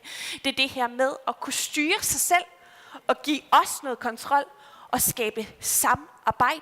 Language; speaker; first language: Danish; native; Danish